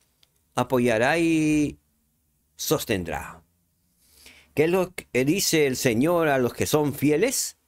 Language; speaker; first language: Spanish; native; Spanish